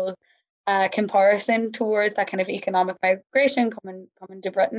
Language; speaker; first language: English; native; English